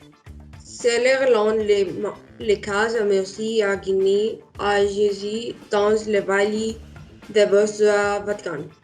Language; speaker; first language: French; non-native, learner; Spanish